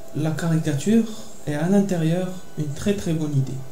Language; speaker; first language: French; non-native, local second language; Arabic